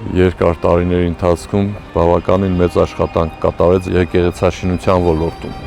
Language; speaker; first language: Armenian; native; Armenian